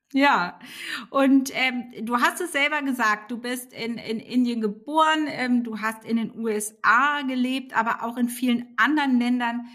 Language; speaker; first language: German; native; German